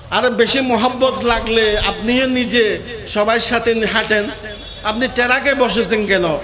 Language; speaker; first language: Bangla; native; Bangla